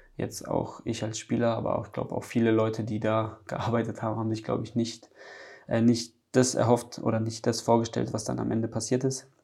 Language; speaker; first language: German; early bilingual, other home language; Polish